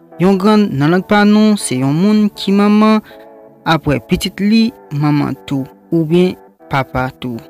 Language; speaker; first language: French; non-native, learner; Haitian Creole